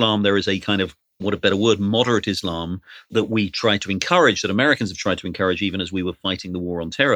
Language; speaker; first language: English; native; English